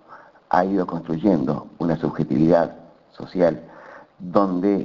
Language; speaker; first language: Spanish; native; Spanish